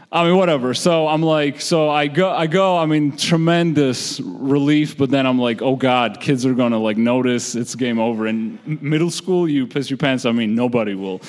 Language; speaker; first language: English; early bilingual, other home language; Georgian